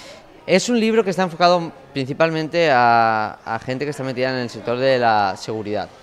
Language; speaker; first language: Spanish; native; Spanish